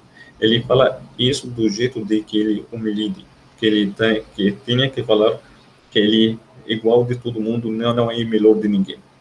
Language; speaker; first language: Portuguese; non-native, fluent; Arabic